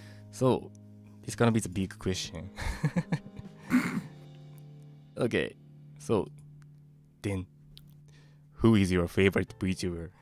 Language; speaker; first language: English; non-native, fluent; Japanese